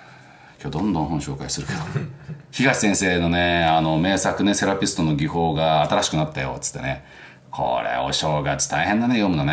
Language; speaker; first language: Japanese; native; Japanese